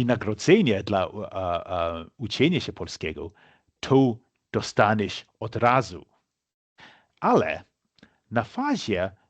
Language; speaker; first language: Polish; non-native, fluent; English